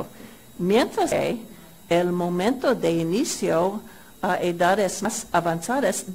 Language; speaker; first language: Spanish; non-native, fluent; English